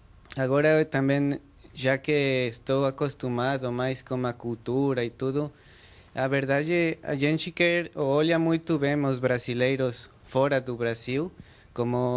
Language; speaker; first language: Portuguese; non-native, learner; Spanish